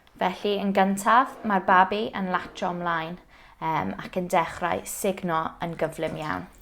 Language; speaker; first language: Welsh; non-native, local second language; English